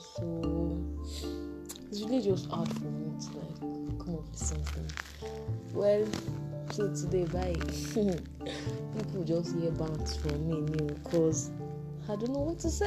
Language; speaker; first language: English; non-native, local second language; Yoruba